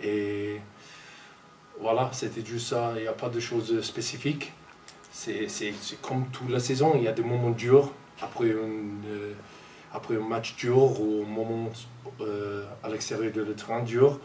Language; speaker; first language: French; non-native, fluent; English